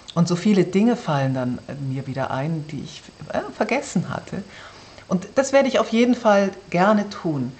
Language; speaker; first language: German; native; German